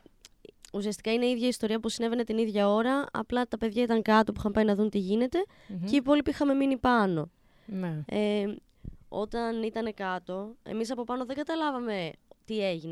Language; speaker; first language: Greek; native; Greek